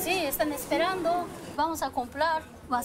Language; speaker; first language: Spanish; non-native, learner; Japanese